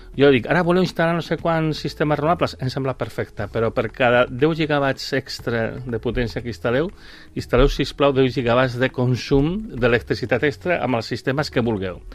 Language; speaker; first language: Catalan; non-native, local second language; Spanish